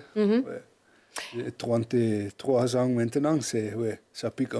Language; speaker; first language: French; non-native, learner; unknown